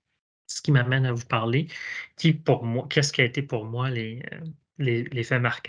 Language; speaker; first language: French; native; French